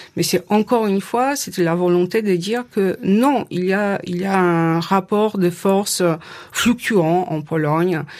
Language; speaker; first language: French; non-native, fluent; Polish